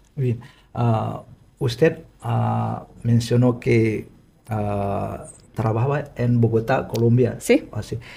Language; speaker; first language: Spanish; non-native, fluent; Indonesian